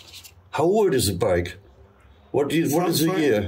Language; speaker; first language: English; non-native, learner; German